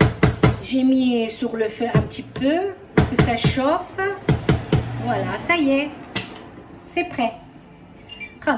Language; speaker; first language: French; non-native, fluent; Arabic